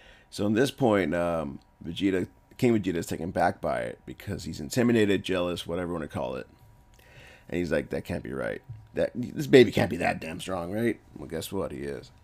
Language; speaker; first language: English; early bilingual, other home language; Spanish